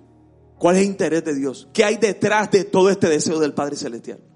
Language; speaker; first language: Spanish; native; Spanish